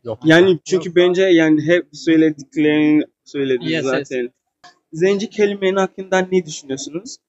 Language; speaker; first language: Turkish; non-native, learner; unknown